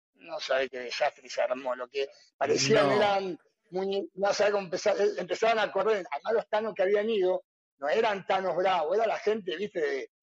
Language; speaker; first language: Spanish; native; Spanish